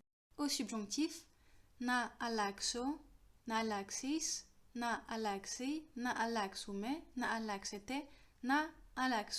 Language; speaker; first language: Greek; non-native, fluent; French